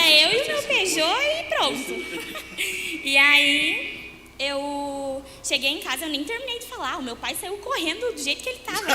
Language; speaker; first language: Portuguese; native; Portuguese